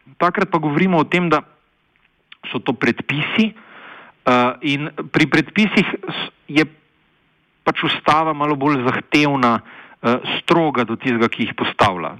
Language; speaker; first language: Slovenian; native; Slovenian